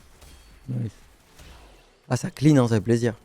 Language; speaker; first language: French; native; French